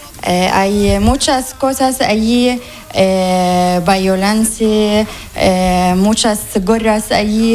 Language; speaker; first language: Spanish; non-native, learner; Arabic